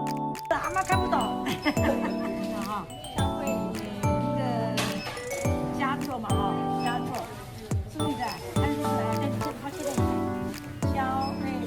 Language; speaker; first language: Chinese; native; Chinese